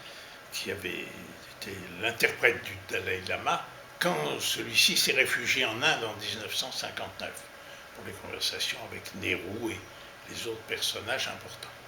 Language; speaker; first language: French; native; French